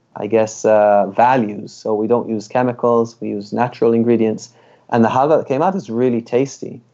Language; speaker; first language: English; early bilingual, other home language; Hebrew